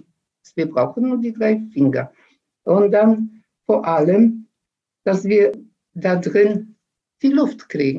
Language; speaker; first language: German; non-native, fluent; Polish